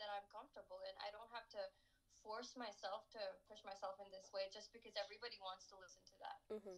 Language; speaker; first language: English; non-native, local second language; Urdu